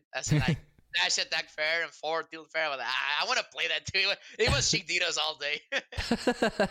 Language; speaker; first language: English; non-native, fluent; Spanish